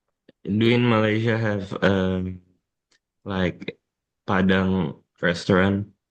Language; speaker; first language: English; non-native, learner; Indonesian